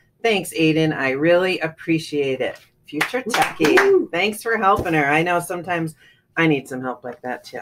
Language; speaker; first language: English; native; English